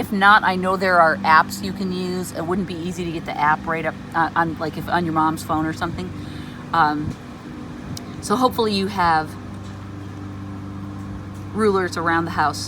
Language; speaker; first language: English; native; English